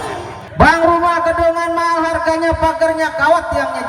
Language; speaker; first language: Indonesian; native; Indonesian